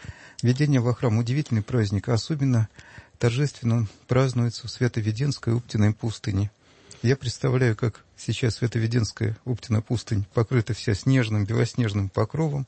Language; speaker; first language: Russian; native; Russian